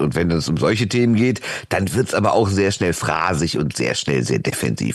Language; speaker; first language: German; native; German